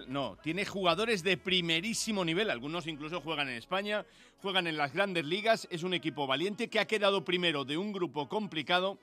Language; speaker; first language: Spanish; native; Spanish